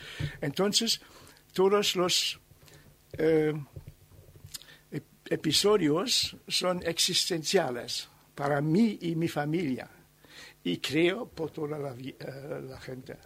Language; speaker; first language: Spanish; non-native, learner; German